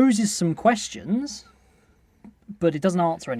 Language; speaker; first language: English; native; English